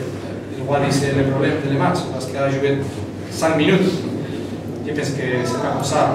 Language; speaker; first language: French; non-native, fluent; Spanish